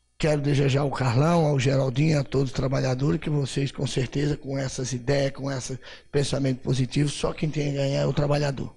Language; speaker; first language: Portuguese; native; Portuguese